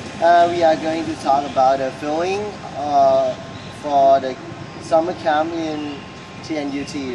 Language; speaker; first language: English; non-native, learner; Thai